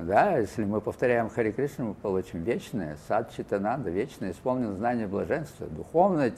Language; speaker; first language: Russian; native; Russian